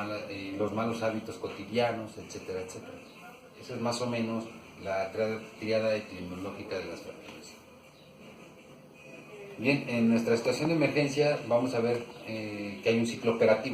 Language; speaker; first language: Spanish; native; Spanish